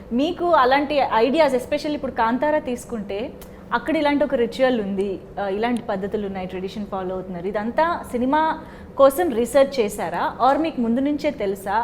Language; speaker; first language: Telugu; native; Telugu